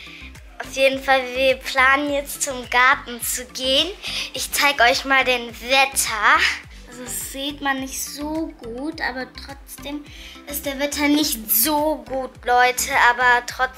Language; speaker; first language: German; early bilingual, other home language; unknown